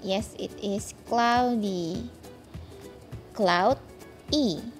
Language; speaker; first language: English; non-native, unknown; Indonesian